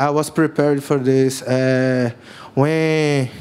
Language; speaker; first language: English; non-native, learner; Portuguese